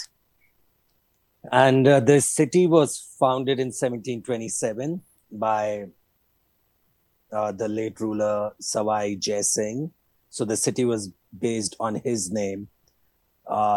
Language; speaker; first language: English; non-native, local second language; Hindi